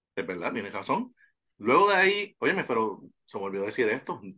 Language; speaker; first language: Spanish; native; Spanish